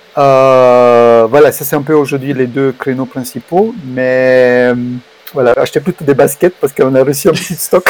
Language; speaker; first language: French; non-native, fluent; Romanian